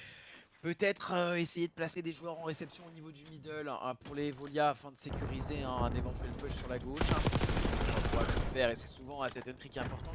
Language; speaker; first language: French; native; French